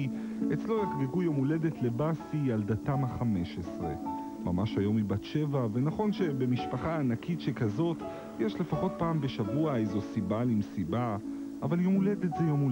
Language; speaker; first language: Hebrew; native; Hebrew